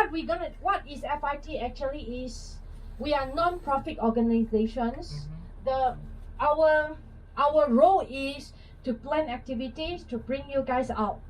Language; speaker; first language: English; non-native, fluent; Chinese